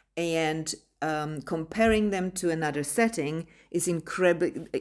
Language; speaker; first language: English; non-native, fluent; Polish